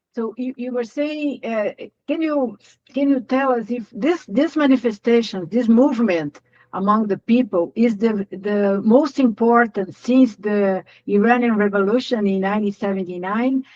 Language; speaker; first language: English; non-native, fluent; Portuguese